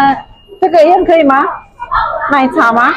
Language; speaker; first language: Chinese; non-native, learner; Indonesian